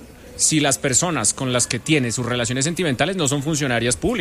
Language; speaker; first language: Spanish; native; Spanish